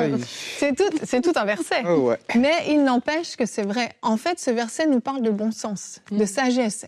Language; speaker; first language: French; native; French